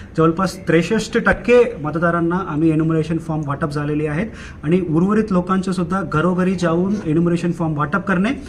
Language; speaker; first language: Marathi; non-native, local second language; Tamil